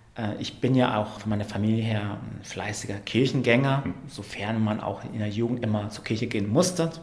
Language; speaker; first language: German; early bilingual, other home language; Vietnamese